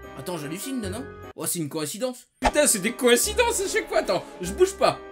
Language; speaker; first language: French; native; French